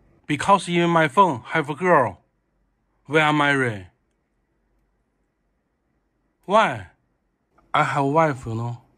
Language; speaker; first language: English; non-native, learner; Chinese